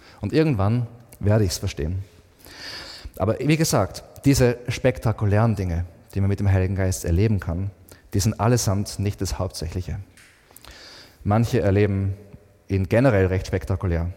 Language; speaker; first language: German; native; German